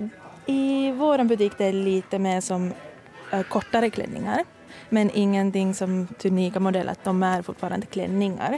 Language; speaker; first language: Swedish; non-native, fluent; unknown